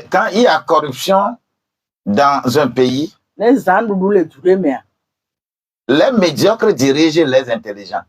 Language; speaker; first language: French; non-native, local second language; Ewe